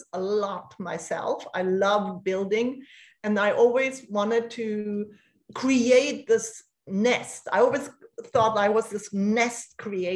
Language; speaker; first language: English; non-native, fluent; German